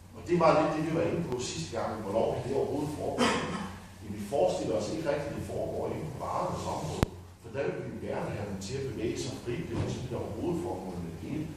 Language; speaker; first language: Danish; native; Danish